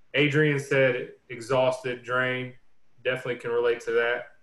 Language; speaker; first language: English; native; English